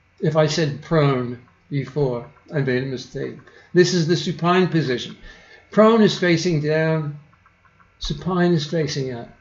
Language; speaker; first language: English; native; English